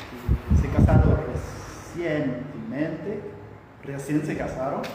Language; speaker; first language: Spanish; non-native, fluent; Portuguese